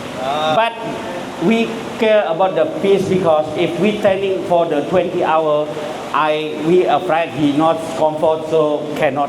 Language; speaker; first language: English; non-native, learner; Indonesian